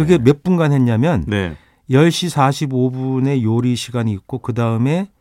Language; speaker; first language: Korean; native; Korean